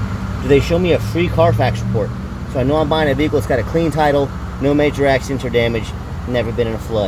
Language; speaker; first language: English; native; English